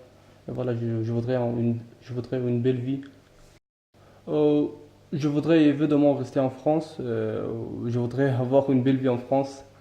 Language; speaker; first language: French; non-native, learner; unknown